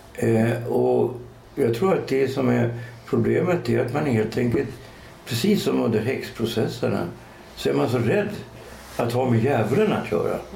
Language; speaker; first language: Swedish; native; Swedish